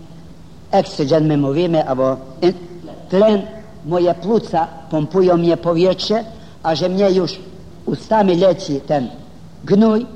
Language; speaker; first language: Polish; non-native, fluent; Ukrainian